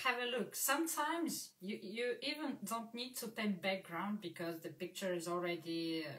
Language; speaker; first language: English; non-native, fluent; Russian